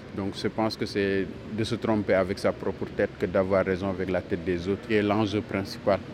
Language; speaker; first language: French; non-native, local second language; Wolof